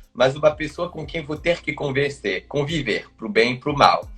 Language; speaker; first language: Portuguese; non-native, fluent; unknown